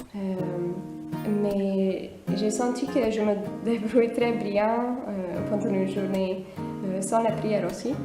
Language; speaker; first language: French; non-native, fluent; Hungarian